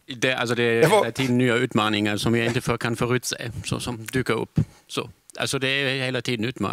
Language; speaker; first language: Swedish; non-native, fluent; German